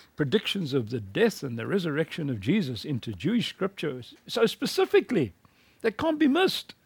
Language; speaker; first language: English; native; English